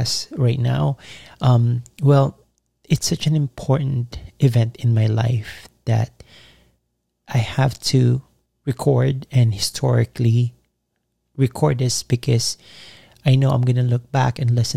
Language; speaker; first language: English; non-native, local second language; Filipino